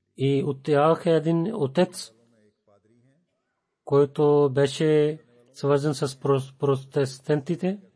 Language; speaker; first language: Bulgarian; non-native, learner; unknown